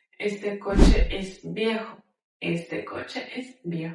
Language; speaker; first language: Spanish; non-native, fluent; Ukrainian